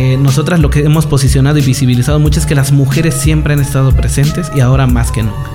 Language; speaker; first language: Spanish; native; Spanish